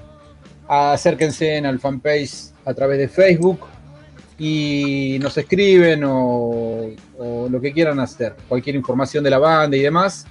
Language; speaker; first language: Spanish; native; Spanish